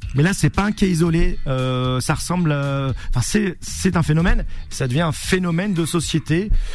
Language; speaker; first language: French; native; French